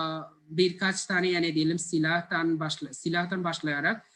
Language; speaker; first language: Turkish; non-native, learner; Bangla